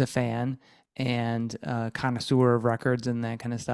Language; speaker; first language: English; native; English